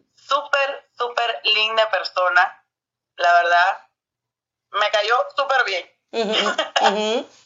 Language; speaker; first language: Spanish; native; Spanish